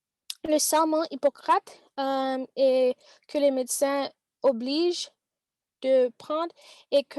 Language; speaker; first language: French; non-native, learner; English